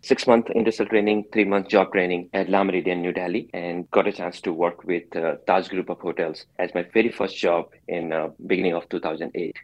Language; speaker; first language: English; non-native, local second language; Hindi